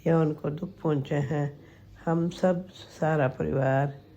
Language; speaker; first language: Hindi; non-native, local second language; Punjabi